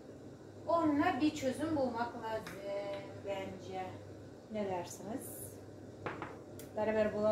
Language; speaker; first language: Turkish; non-native, fluent; Russian